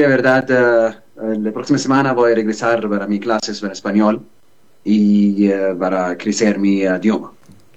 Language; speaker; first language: Spanish; non-native, learner; Arabic